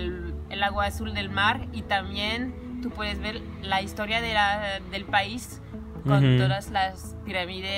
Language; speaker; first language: Spanish; non-native, fluent; French